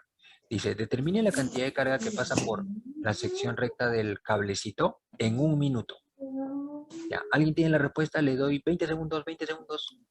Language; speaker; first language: Spanish; native; Spanish